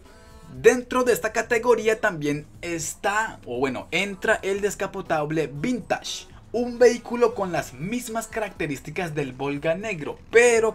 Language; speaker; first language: Spanish; native; Spanish